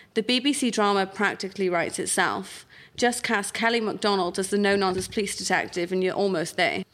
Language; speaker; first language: English; native; English